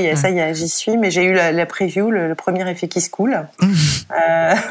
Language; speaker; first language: French; native; French